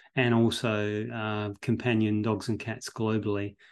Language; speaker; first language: English; native; English